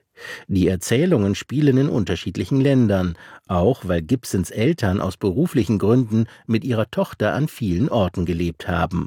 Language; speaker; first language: German; native; German